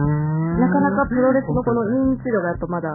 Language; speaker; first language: Japanese; native; Japanese